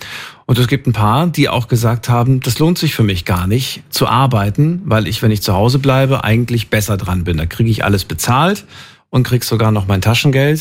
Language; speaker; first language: German; native; German